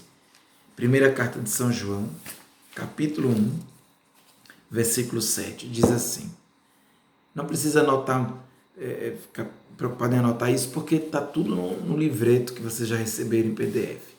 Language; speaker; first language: Portuguese; native; Portuguese